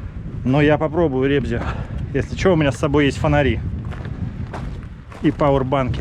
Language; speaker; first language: Russian; native; Russian